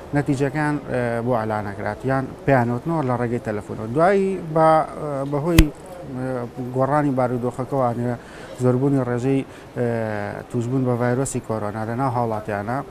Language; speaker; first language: Central Kurdish; native; Central Kurdish